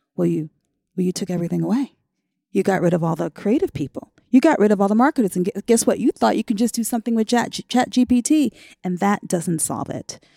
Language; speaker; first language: English; native; English